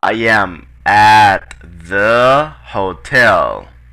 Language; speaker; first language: English; non-native, fluent; Spanish